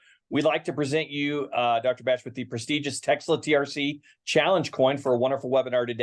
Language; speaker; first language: English; native; English